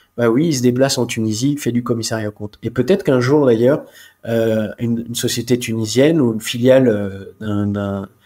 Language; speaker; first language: French; native; French